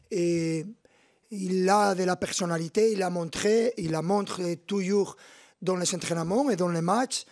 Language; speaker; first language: French; non-native, fluent; Spanish